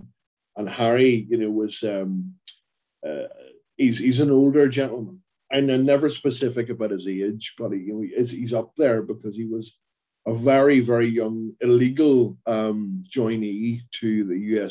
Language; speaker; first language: English; native; English